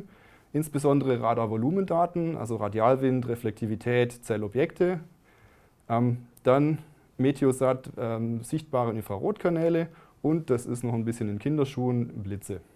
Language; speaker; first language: German; native; German